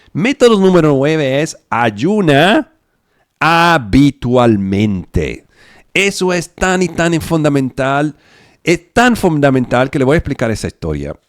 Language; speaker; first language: Spanish; non-native, fluent; Italian